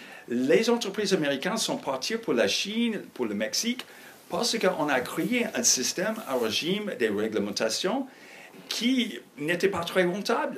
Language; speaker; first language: French; non-native, fluent; English